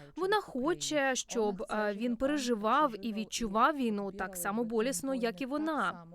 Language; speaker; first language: Ukrainian; native; Ukrainian